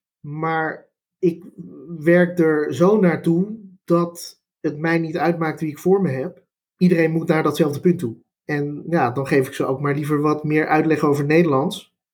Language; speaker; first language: Dutch; native; Dutch